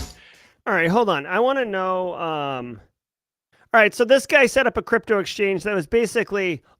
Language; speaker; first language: English; native; English